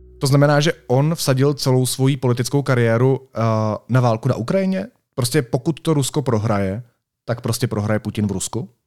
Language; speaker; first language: Czech; native; Czech